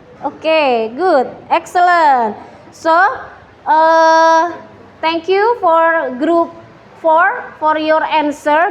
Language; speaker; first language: English; non-native, fluent; Indonesian